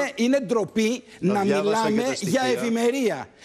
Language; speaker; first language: Greek; native; Greek